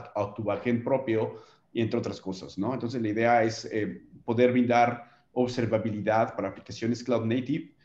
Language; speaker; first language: Spanish; native; Spanish